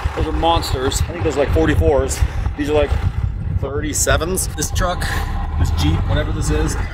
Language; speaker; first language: English; native; English